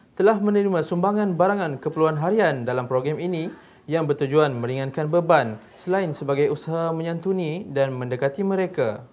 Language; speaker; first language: Malay; native; Malay